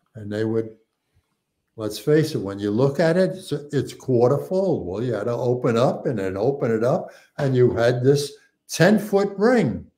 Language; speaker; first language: English; native; English